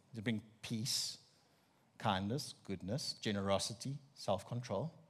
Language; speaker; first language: English; non-native, local second language; Afrikaans